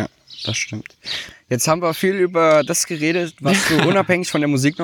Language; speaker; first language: German; native; German